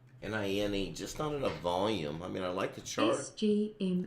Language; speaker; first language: English; native; English